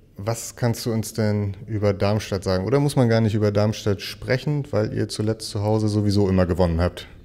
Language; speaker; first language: German; native; German